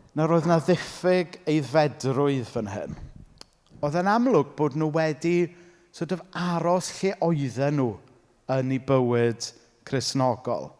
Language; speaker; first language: Welsh; native; Welsh